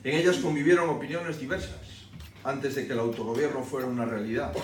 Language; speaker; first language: Spanish; native; Spanish